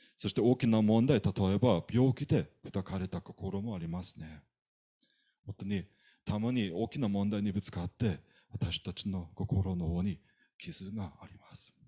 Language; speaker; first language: Japanese; non-native, fluent; German